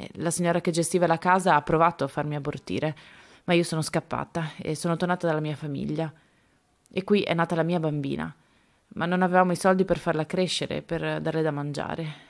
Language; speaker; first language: Italian; non-native, fluent; Spanish